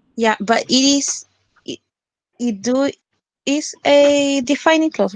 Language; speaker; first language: English; non-native, learner; Spanish